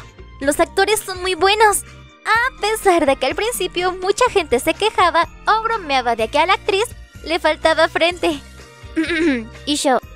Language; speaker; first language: Spanish; native; Spanish